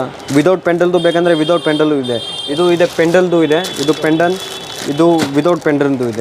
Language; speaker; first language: Kannada; non-native, local second language; Hindi